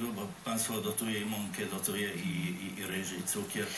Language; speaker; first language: Polish; non-native, fluent; Arabic